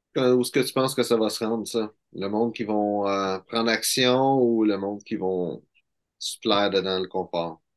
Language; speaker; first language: French; native; French